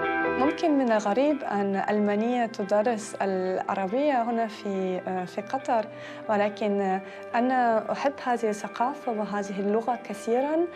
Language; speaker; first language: Arabic; non-native, fluent; German